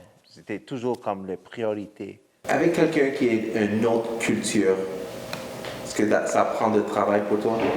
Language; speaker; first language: French; non-native, local second language; English